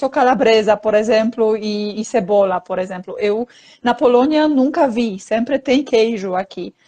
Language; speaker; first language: Portuguese; non-native, fluent; Polish